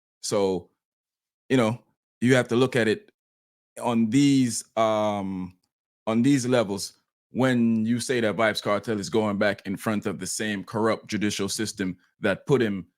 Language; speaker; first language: English; native; English